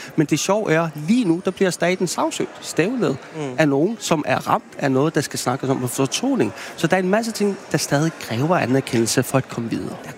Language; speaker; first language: Danish; non-native, local second language; Kalaallisut